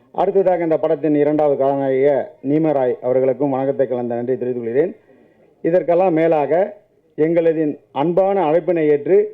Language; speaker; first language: Tamil; native; Tamil